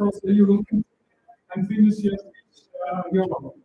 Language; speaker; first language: English; non-native, learner; Russian